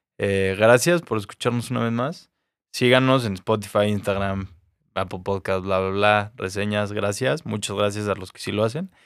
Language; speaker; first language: Spanish; native; Spanish